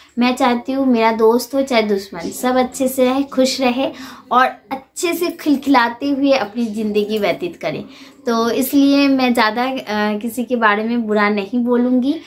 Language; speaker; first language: Hindi; non-native, fluent; Bangla